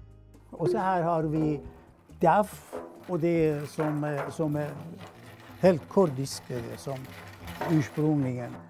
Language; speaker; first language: Swedish; non-native, fluent; Persian